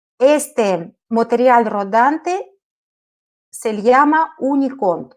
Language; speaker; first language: Spanish; non-native, fluent; Russian